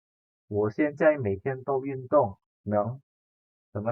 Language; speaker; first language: Chinese; non-native, fluent; Indonesian